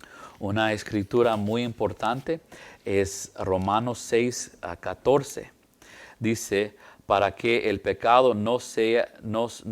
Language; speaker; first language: Spanish; early bilingual, heritage; English